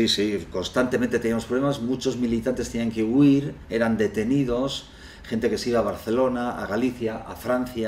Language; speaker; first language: Spanish; non-native, local second language; Basque